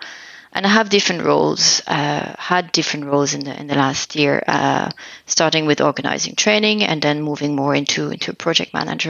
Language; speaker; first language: English; non-native, fluent; French